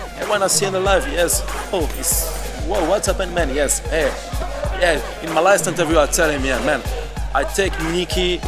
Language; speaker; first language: English; non-native, fluent; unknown